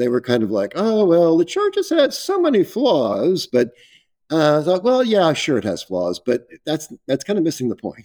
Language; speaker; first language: English; native; English